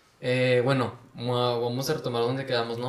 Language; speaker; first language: Spanish; native; Spanish